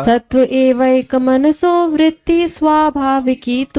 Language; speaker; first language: Hindi; native; Hindi